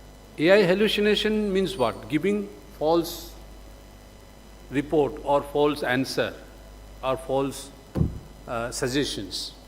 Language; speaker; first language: English; non-native, local second language; Manipuri